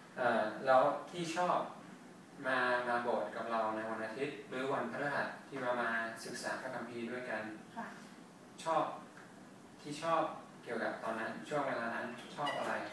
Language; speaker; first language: Thai; non-native, fluent; English